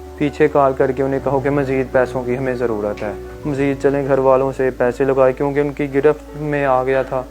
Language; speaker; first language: Urdu; non-native, local second language; Punjabi